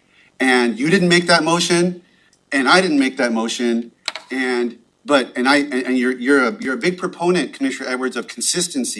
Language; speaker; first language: English; native; English